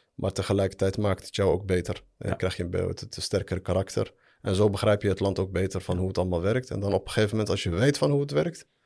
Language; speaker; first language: Dutch; early bilingual, other home language; Arabic